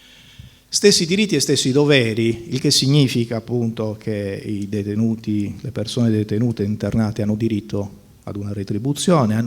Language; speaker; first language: Italian; native; Italian